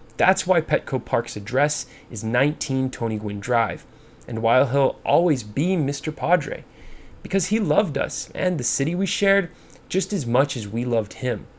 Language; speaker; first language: English; native; English